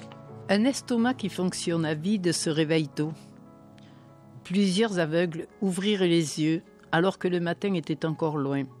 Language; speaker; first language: French; native; French